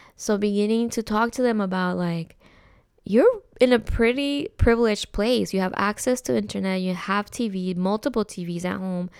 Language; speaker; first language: English; early bilingual, other home language; Spanish